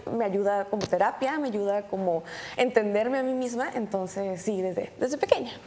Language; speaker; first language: Spanish; native; Spanish